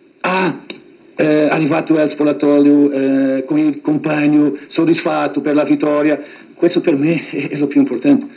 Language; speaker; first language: Italian; non-native, fluent; Portuguese